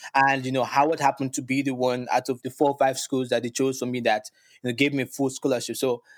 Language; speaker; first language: English; non-native, local second language; Yoruba